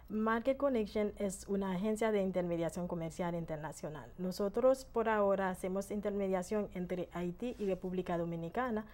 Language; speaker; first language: Spanish; non-native, fluent; Haitian Creole